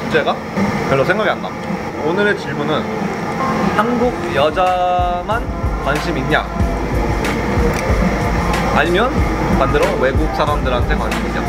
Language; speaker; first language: Korean; early bilingual, heritage; English